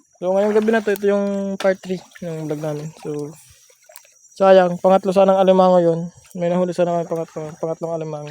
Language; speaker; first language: Filipino; non-native, local second language; Masbatenyo